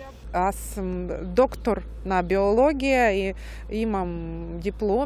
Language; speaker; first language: Bulgarian; non-native, learner; Russian